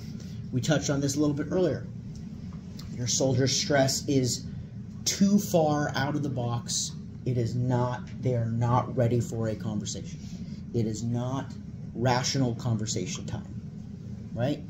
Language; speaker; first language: English; native; English